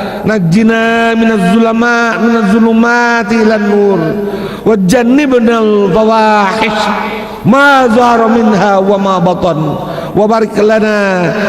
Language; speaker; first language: Indonesian; native; Indonesian